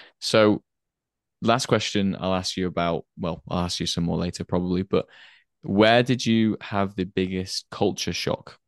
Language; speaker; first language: English; native; English